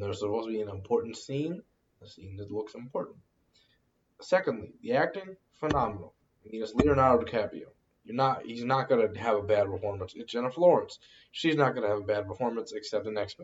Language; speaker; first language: English; native; English